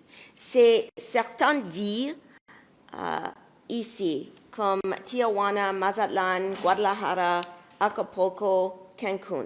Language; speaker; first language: French; non-native, local second language; English